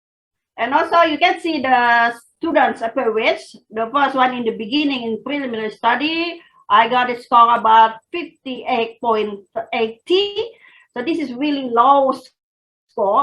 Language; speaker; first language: English; non-native, fluent; Indonesian